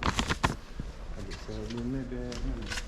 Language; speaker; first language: English; non-native, learner; Thai